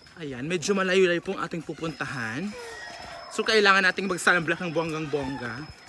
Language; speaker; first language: Filipino; non-native, local second language; Waray